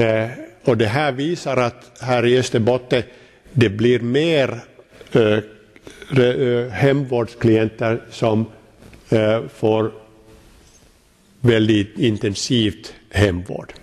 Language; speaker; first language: Swedish; non-native, local second language; Finnish